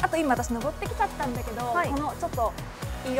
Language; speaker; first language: Japanese; native; Japanese